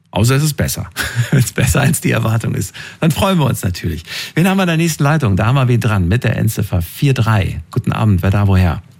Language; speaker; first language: German; native; German